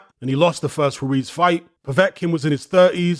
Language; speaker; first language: English; native; English